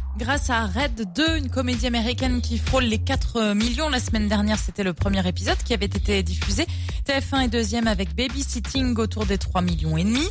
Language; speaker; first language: French; native; French